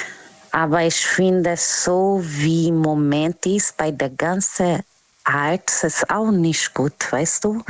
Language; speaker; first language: German; non-native, learner; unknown